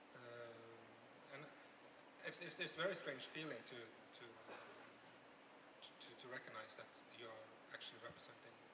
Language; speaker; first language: English; non-native, fluent; Norwegian